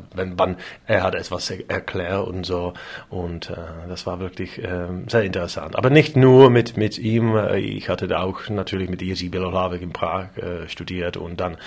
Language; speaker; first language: German; non-native, learner; Czech